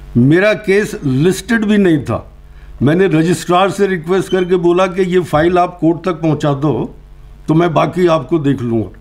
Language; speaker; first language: Urdu; native; Urdu